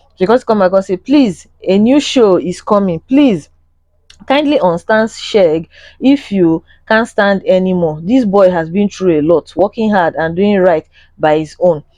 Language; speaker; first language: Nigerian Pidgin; non-native, local second language; Yoruba